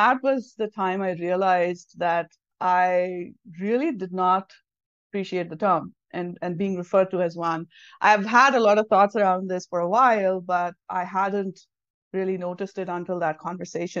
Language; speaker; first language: English; non-native, local second language; Tamil